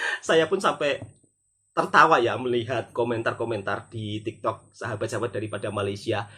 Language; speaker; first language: Indonesian; native; Indonesian